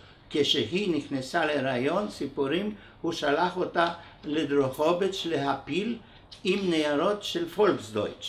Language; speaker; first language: Hebrew; non-native, fluent; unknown